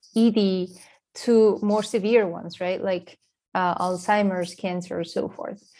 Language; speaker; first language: English; non-native, fluent; Spanish